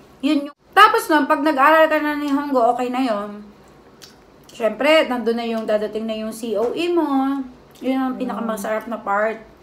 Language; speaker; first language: Filipino; native; Filipino